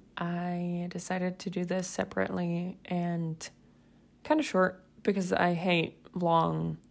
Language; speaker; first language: English; non-native, fluent; Swiss German